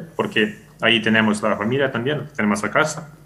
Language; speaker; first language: Spanish; non-native, fluent; Ukrainian